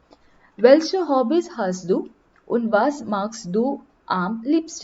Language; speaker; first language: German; non-native, learner; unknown